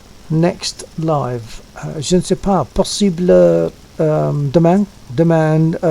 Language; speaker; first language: French; non-native, learner; English